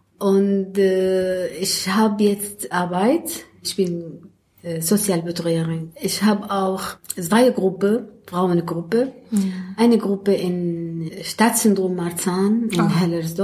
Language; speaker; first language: German; non-native, learner; Arabic